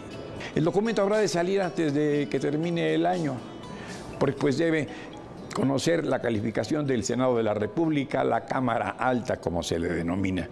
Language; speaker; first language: Spanish; native; Spanish